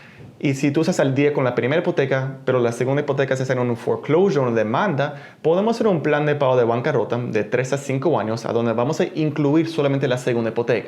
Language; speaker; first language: Spanish; early bilingual, heritage; Spanish